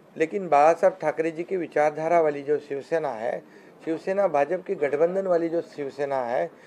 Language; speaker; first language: Hindi; non-native, local second language; Marathi